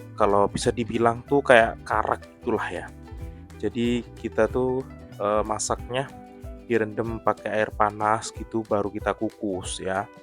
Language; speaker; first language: Indonesian; non-native, local second language; Javanese